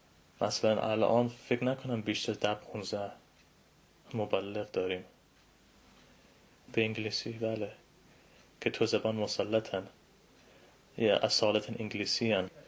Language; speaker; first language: Persian; non-native, fluent; English